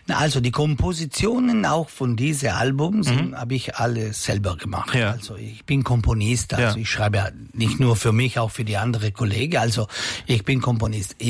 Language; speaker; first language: German; non-native, local second language; Italian